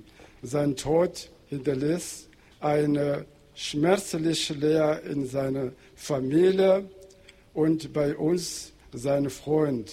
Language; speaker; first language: German; non-native, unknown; Portuguese